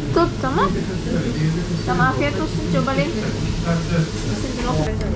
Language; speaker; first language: Turkish; non-native, learner; Indonesian